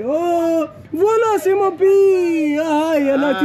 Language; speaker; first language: French; non-native, learner; Arabic